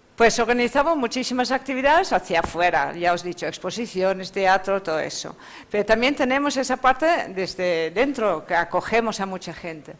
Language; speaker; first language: Spanish; non-native, fluent; Dutch